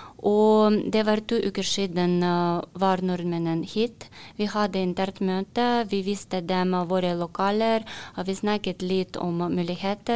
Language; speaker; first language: Norwegian; non-native, learner; Russian